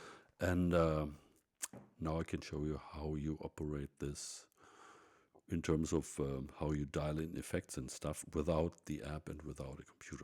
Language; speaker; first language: English; non-native, fluent; German